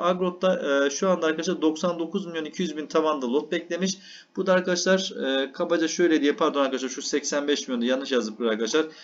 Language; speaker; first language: Turkish; native; Turkish